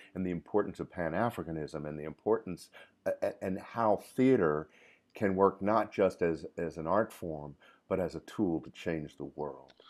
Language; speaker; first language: English; native; English